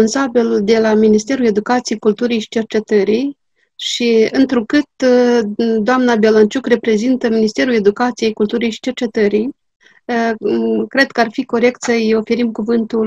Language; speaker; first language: Romanian; non-native, local second language; Gagauz